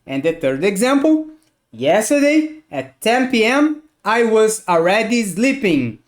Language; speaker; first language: English; non-native, fluent; Portuguese